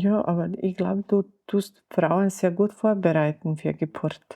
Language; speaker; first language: German; non-native, learner; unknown